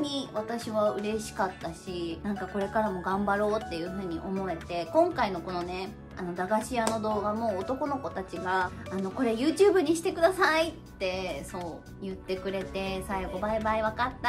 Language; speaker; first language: Japanese; native; Japanese